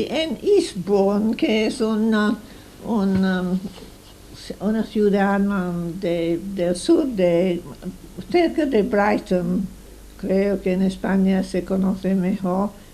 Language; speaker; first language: Spanish; non-native, fluent; English